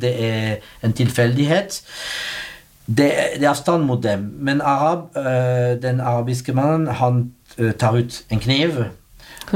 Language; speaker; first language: Norwegian; non-native, fluent; French